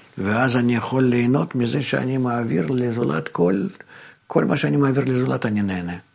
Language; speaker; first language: Hebrew; non-native, fluent; Russian